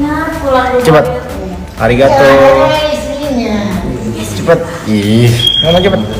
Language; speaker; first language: Indonesian; native; Indonesian